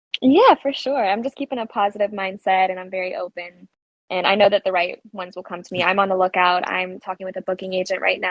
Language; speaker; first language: English; native; English